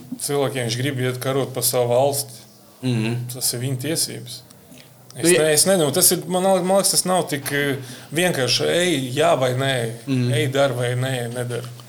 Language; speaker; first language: Latvian; non-native, local second language; Russian